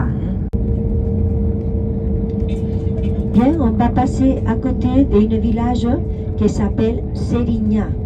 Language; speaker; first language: French; non-native, learner; Spanish